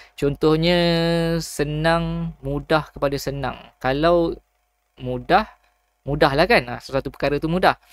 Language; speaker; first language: Malay; native; Malay